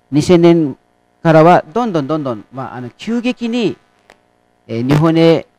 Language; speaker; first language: Japanese; non-native, fluent; Nepali